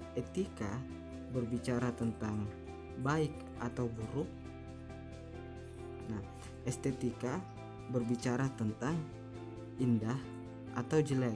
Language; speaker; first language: Indonesian; native; Indonesian